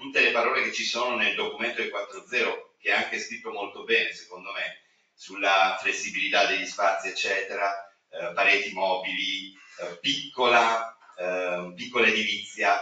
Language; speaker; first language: Italian; native; Italian